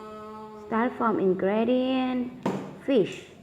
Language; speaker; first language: English; non-native, learner; Thai